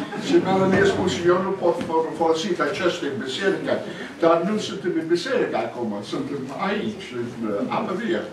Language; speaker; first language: Romanian; non-native, learner; English